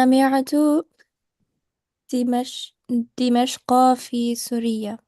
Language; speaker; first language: Arabic; non-native, learner; English